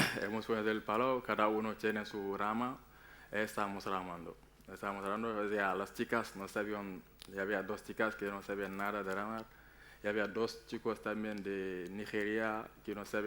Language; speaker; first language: Spanish; non-native, learner; Wolof